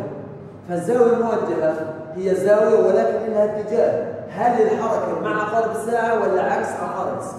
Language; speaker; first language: Arabic; native; Arabic